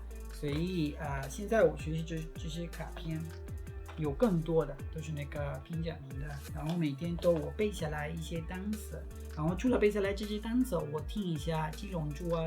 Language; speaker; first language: Chinese; non-native, fluent; Spanish